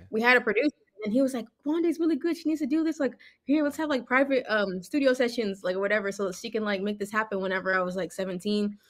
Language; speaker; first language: English; early bilingual, other home language; Yoruba